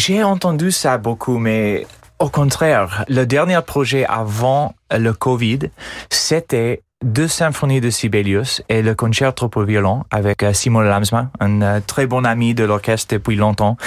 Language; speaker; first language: French; non-native, fluent; English